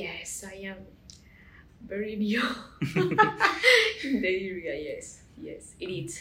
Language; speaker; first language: English; non-native, learner; Spanish